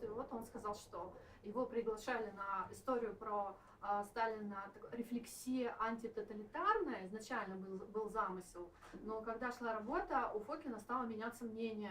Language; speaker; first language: Russian; native; Russian